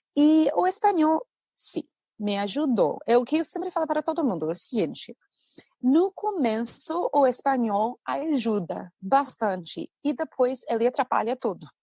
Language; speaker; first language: Portuguese; non-native, fluent; English